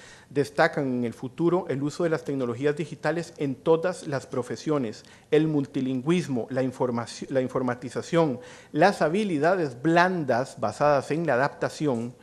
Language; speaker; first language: Spanish; native; Spanish